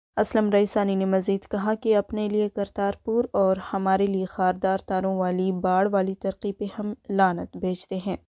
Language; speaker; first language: Urdu; non-native, local second language; Baluchi